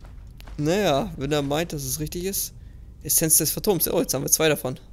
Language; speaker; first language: German; native; German